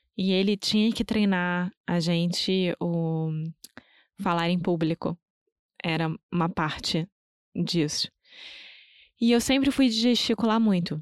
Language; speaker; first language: Portuguese; native; Portuguese